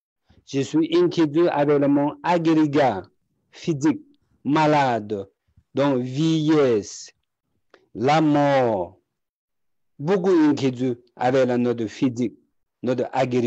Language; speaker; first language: French; non-native, learner; Tibetan